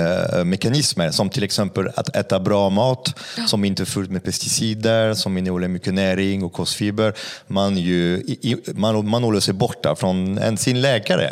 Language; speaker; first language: Swedish; non-native, fluent; French